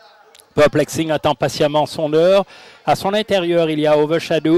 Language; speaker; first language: French; non-native, local second language; Morisyen